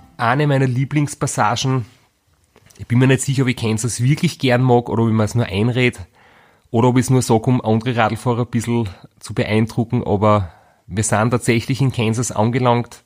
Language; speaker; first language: German; native; German